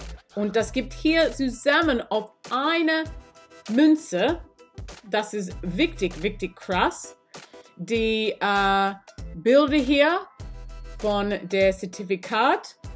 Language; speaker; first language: German; non-native, learner; English